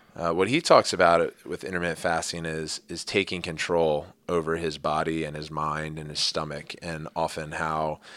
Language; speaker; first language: English; early bilingual, other home language; Arabic